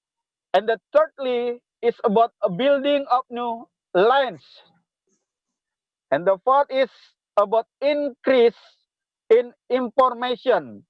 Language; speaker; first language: English; non-native, local second language; Indonesian